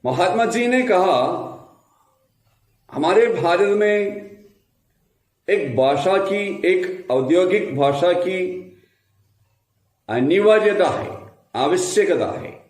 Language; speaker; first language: Hindi; non-native, local second language; Malayalam